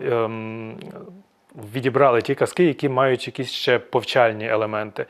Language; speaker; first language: Ukrainian; native; Ukrainian